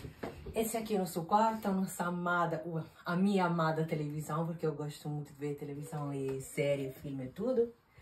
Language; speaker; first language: Portuguese; non-native, fluent; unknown